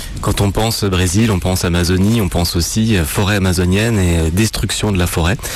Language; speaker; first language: French; native; French